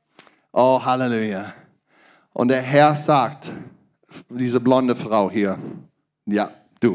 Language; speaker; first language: German; non-native, learner; English